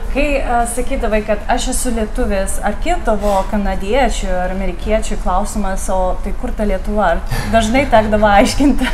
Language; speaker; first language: Lithuanian; native; Lithuanian